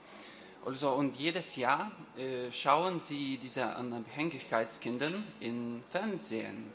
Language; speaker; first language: German; non-native, learner; Lithuanian